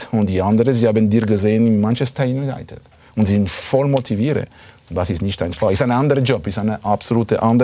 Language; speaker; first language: German; non-native, fluent; Italian